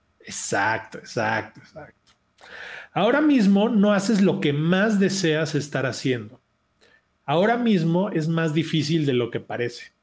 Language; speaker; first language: Spanish; native; Spanish